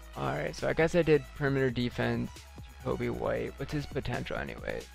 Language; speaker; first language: English; native; English